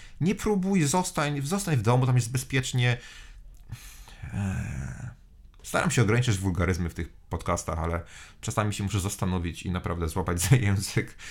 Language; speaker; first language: Polish; native; Polish